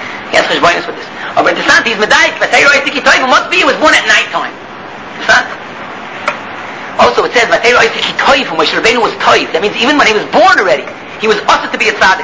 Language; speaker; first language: English; native; English